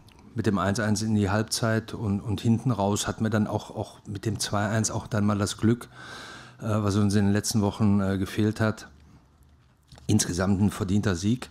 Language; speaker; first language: German; native; German